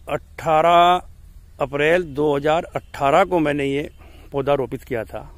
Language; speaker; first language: Hindi; native; Hindi